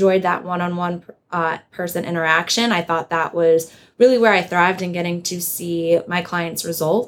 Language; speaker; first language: English; native; English